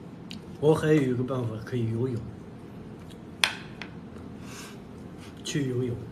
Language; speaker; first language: Chinese; non-native, local second language; Tibetan